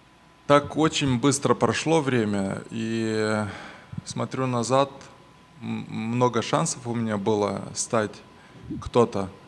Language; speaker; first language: Russian; non-native, local second language; Romanian